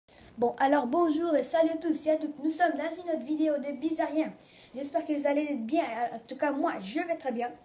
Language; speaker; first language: French; early bilingual, other home language; Portuguese